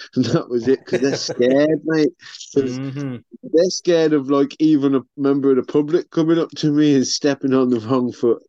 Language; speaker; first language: English; early bilingual, other home language; Spanish